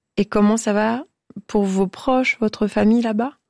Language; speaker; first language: French; native; French